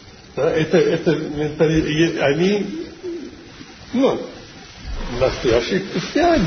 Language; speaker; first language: Russian; non-native, fluent; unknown